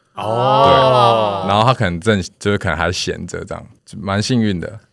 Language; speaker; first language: Chinese; non-native, local second language; Min Nan Chinese